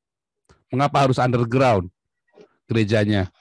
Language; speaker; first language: Indonesian; native; Indonesian